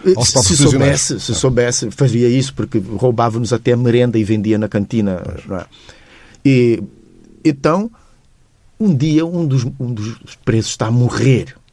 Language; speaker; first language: Portuguese; non-native, local second language; Kabuverdianu